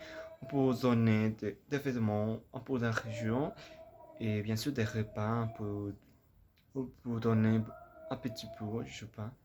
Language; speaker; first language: French; non-native, learner; Spanish